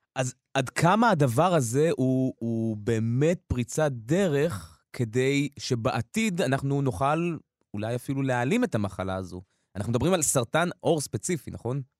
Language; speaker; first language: Hebrew; early bilingual, other home language; Russian